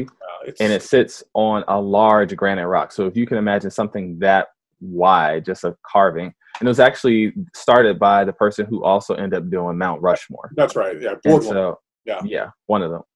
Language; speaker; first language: English; native; English